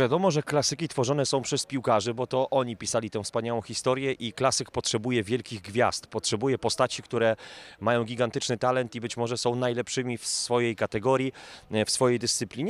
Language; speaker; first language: Polish; native; Polish